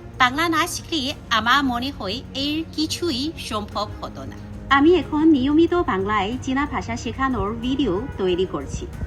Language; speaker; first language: Bangla; non-native, fluent; Chinese